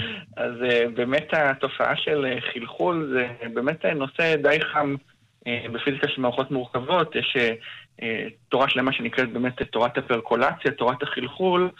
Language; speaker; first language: Hebrew; native; Hebrew